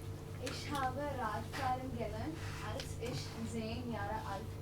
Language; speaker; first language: German; non-native, learner; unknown